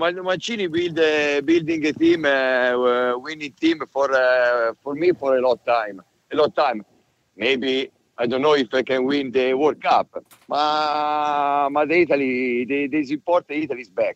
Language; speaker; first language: English; non-native, learner; Italian